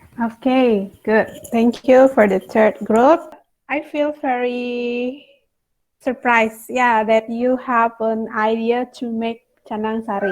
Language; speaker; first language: English; non-native, fluent; Indonesian